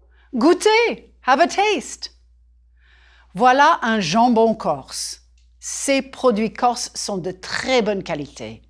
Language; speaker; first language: French; non-native, fluent; English